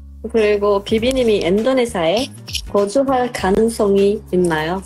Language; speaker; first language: Korean; non-native, local second language; Indonesian